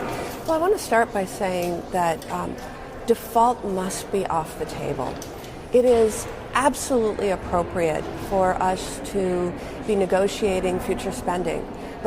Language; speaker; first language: English; native; English